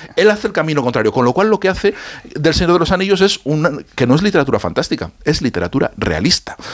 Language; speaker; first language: Spanish; native; Spanish